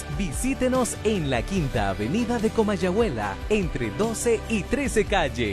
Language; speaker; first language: Spanish; native; Spanish